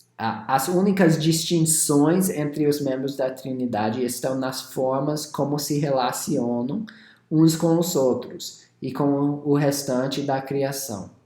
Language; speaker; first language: Portuguese; non-native, fluent; English